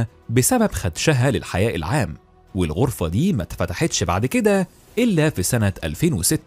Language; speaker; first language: Arabic; native; Arabic